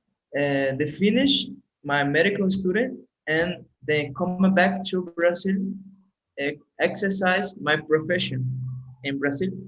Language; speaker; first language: English; non-native, learner; Portuguese